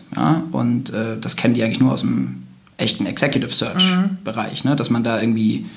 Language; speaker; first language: German; native; German